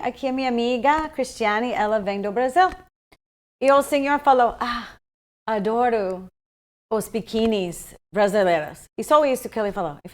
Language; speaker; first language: Portuguese; non-native, fluent; English